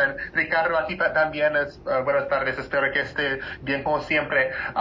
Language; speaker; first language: Spanish; non-native, learner; English